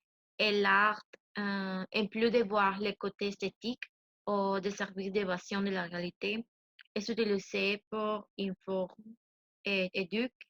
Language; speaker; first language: French; non-native, learner; Spanish